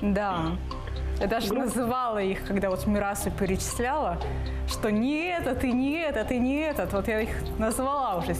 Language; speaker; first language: Russian; native; Russian